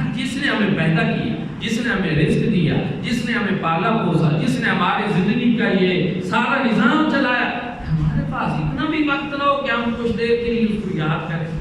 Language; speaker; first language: Urdu; non-native, local second language; Punjabi